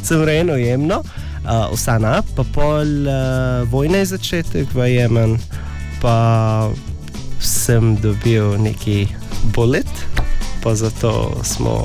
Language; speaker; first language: Slovenian; non-native, learner; Arabic